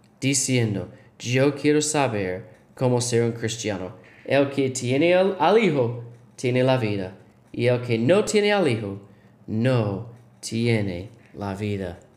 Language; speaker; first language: Spanish; non-native, learner; English